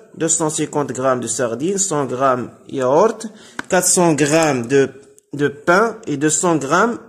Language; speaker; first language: French; non-native, local second language; Arabic